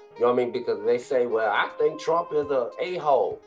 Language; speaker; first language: English; native; English